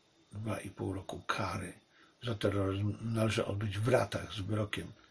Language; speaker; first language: Polish; native; Polish